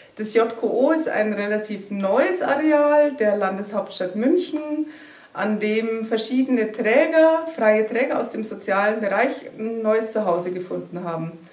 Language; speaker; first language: German; native; German